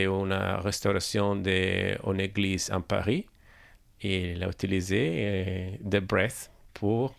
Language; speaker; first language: French; non-native, learner; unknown